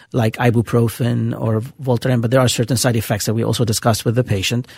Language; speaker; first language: English; non-native, fluent; Arabic